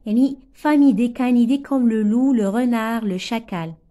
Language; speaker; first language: French; non-native, local second language; Arabic